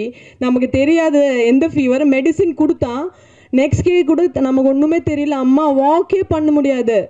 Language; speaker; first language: Tamil; non-native, fluent; Punjabi